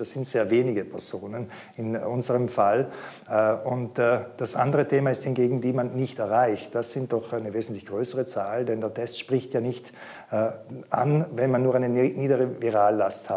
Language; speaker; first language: German; native; German